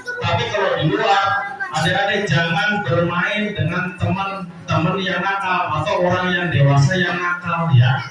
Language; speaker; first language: Indonesian; non-native, local second language; Sundanese